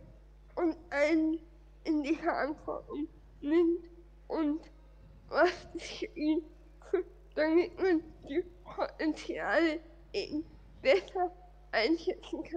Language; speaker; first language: German; non-native, fluent; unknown